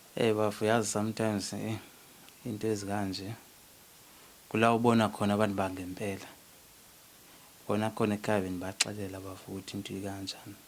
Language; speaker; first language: Zulu; non-native, local second language; Xhosa